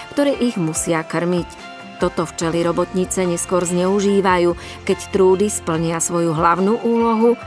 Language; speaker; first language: Slovak; native; Slovak